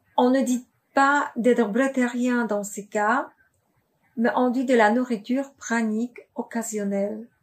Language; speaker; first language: French; non-native, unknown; Polish